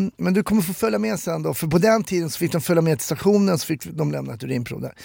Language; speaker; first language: Swedish; native; Swedish